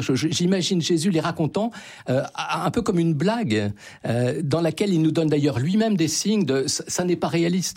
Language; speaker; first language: French; native; French